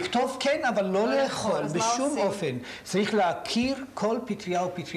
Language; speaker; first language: Hebrew; native; Hebrew